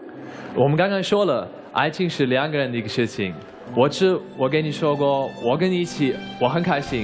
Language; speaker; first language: Chinese; non-native, learner; German